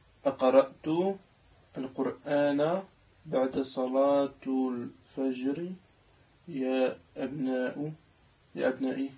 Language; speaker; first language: Arabic; non-native, learner; French